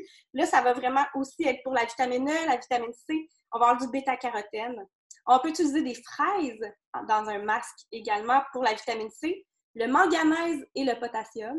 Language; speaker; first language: French; native; French